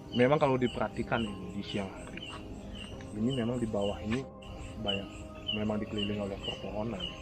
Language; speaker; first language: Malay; non-native, local second language; Balinese